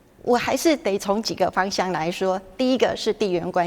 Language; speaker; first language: Chinese; native; Chinese